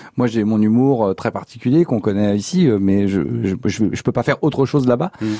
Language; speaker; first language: French; native; French